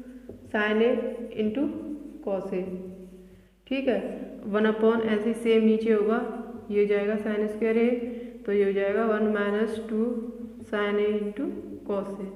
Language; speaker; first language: Hindi; native; Hindi